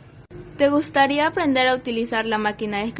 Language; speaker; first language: Spanish; native; Spanish